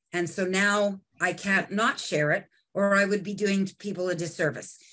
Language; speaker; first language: English; native; English